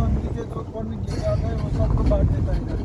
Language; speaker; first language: Hindi; non-native, fluent; Bangla